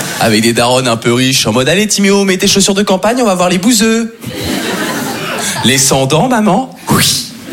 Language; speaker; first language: French; native; French